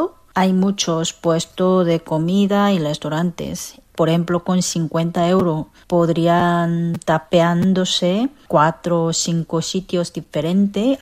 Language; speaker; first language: Spanish; non-native, learner; Korean